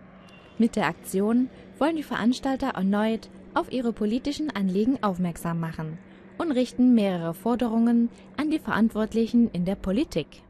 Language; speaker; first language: German; native; German